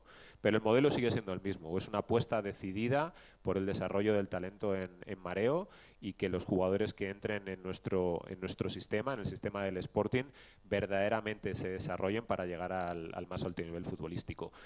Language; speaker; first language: Spanish; native; Spanish